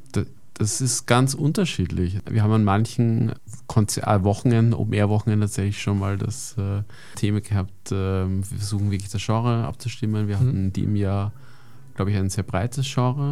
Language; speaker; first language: German; native; German